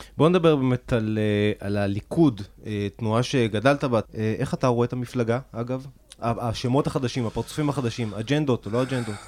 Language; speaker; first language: Hebrew; native; Hebrew